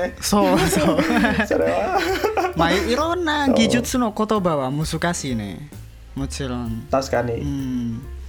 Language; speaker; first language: Japanese; non-native, learner; Indonesian